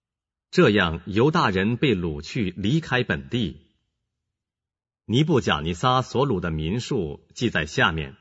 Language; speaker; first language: Chinese; native; Chinese